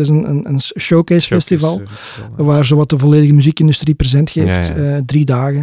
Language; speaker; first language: Dutch; native; Dutch